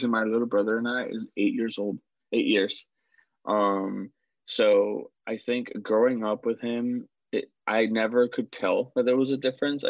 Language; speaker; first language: English; early bilingual, other home language; Spanish